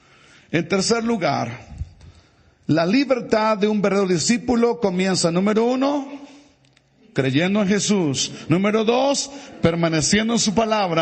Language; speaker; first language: Spanish; native; Spanish